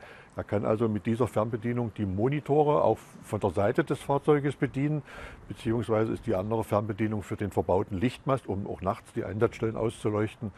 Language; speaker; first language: German; native; German